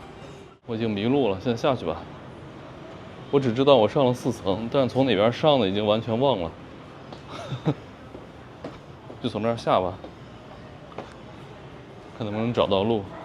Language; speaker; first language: Chinese; native; Chinese